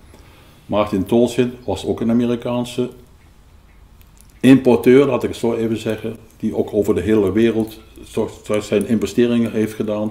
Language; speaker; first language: Dutch; native; Dutch